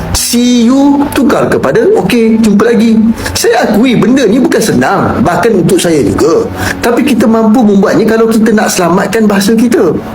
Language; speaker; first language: Malay; native; Malay